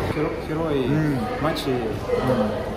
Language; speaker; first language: Japanese; non-native, learner; Russian